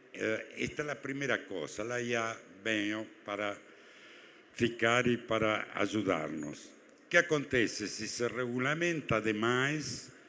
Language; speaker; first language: Portuguese; non-native, fluent; Spanish